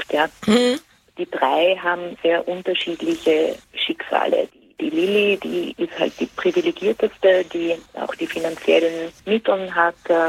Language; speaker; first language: German; native; German